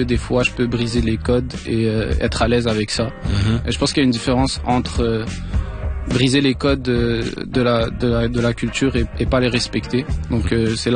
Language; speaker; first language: French; non-native, local second language; Arabic